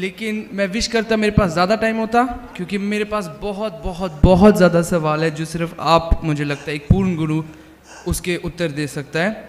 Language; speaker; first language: Hindi; early bilingual, heritage; Hindi